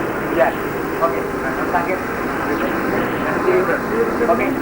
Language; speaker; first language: Indonesian; non-native, learner; Korean